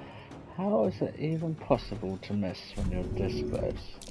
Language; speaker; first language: English; native; English